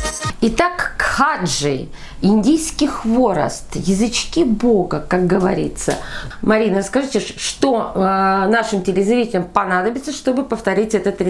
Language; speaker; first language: Russian; native; Russian